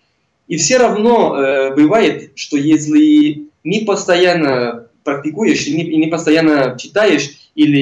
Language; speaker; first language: Russian; non-native, fluent; Spanish